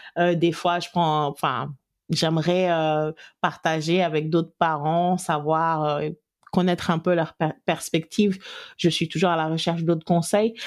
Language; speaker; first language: French; non-native, local second language; Wolof